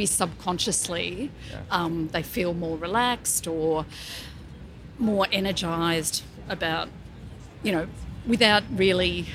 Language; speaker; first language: English; native; English